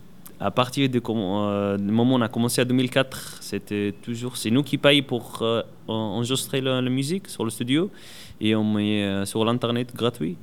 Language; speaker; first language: French; non-native, learner; Arabic